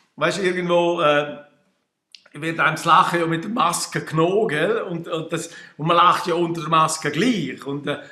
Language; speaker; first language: German; native; German